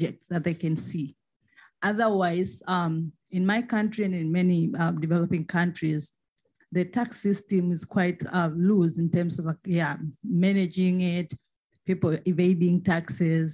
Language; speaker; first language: English; non-native, local second language; Swahili